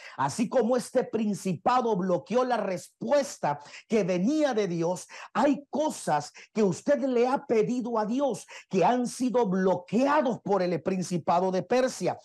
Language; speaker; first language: Spanish; native; Spanish